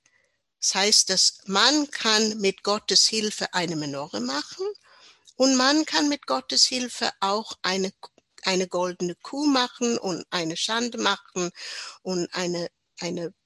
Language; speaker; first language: German; non-native, learner; English